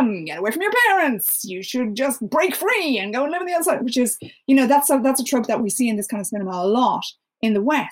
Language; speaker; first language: English; native; English